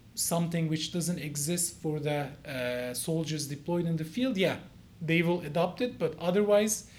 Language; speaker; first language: English; non-native, fluent; Turkish